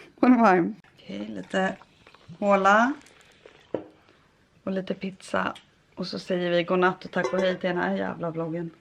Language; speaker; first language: Swedish; native; Swedish